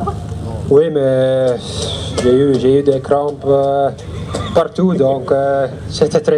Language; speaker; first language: French; non-native, learner; Dutch